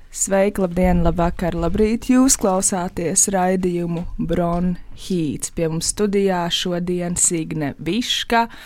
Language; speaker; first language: Latvian; native; Latvian